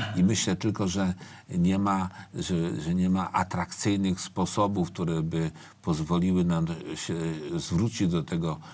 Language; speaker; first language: Polish; native; Polish